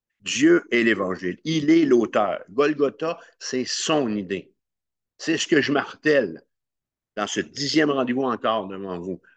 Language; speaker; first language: French; native; French